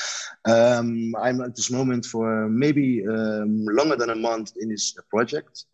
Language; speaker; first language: English; non-native, learner; Dutch